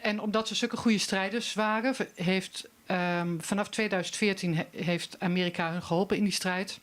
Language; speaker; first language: Dutch; native; Dutch